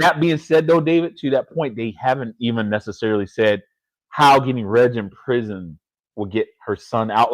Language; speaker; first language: English; native; English